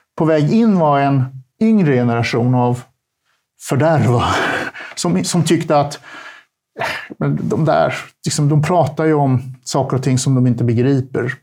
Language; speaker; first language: Swedish; early bilingual, other home language; Turkish